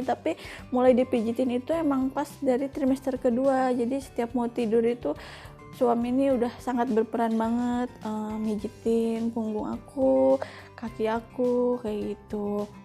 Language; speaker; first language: Indonesian; native; Indonesian